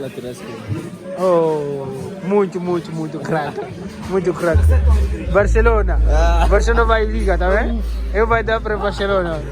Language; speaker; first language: Portuguese; non-native, learner; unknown